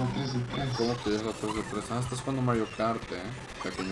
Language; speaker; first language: Spanish; native; Spanish